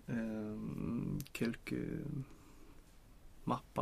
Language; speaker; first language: French; non-native, learner; Swedish